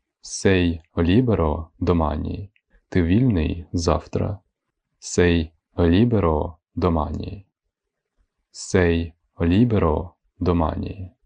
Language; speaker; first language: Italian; non-native, fluent; Ukrainian